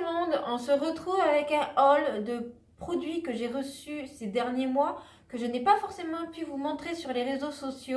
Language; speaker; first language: French; native; French